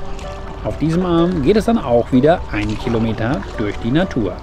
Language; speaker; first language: German; native; German